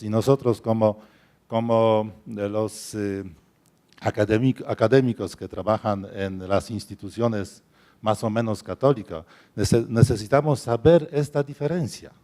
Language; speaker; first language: Spanish; non-native, fluent; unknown